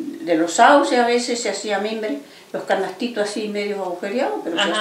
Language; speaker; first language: Spanish; native; Spanish